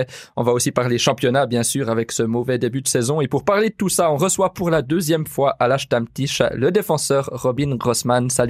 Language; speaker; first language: French; native; French